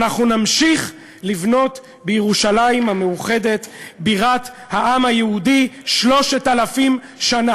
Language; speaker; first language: Hebrew; native; Hebrew